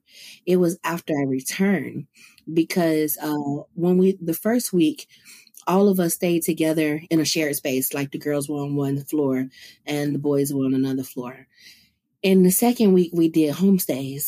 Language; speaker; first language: English; native; English